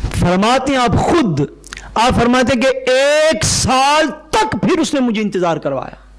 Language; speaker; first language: Urdu; non-native, local second language; Punjabi